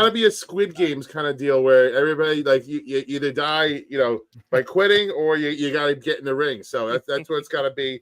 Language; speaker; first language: English; native; English